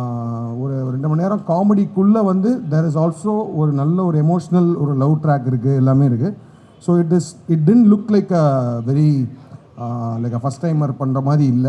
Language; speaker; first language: Tamil; native; Tamil